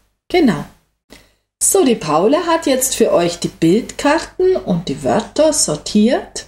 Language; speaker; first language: German; native; German